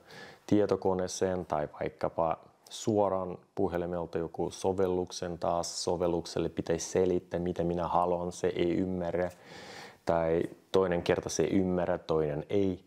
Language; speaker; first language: Finnish; non-native, fluent; Russian